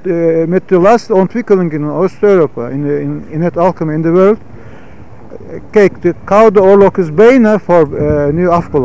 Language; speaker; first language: Dutch; non-native, fluent; Turkish